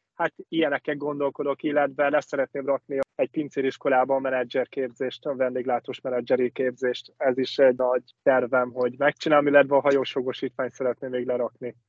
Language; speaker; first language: Hungarian; native; Hungarian